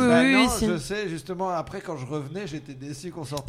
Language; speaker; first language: French; native; French